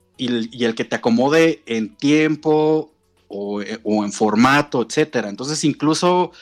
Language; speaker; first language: Spanish; native; Spanish